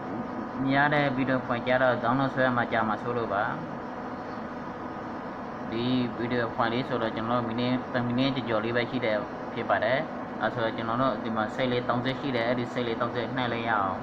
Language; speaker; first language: Burmese; native; Burmese